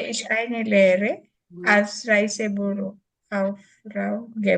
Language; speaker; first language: German; non-native, learner; Filipino